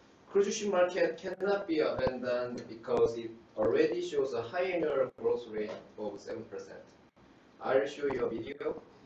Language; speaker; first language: English; non-native, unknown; Korean